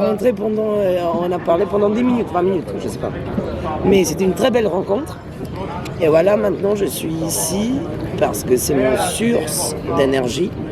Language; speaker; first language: French; non-native, fluent; Serbian